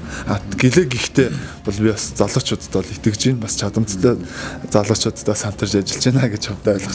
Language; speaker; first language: Mongolian; native; Mongolian